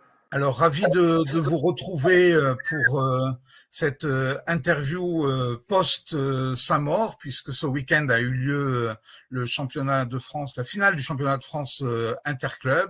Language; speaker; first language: French; native; French